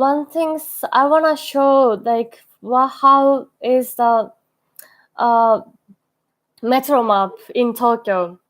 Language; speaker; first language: English; non-native, learner; Japanese